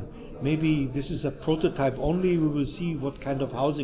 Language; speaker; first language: English; non-native, fluent; German